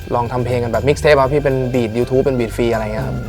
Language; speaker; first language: Thai; native; Thai